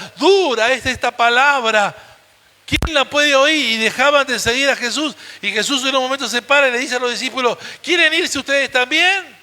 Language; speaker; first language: Spanish; native; Spanish